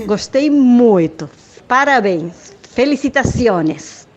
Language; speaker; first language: Portuguese; non-native, fluent; Spanish